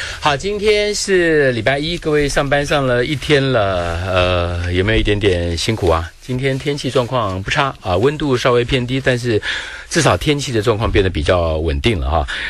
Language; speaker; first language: Chinese; native; Chinese